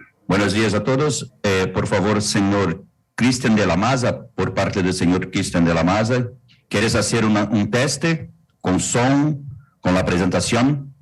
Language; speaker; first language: Spanish; non-native, learner; Portuguese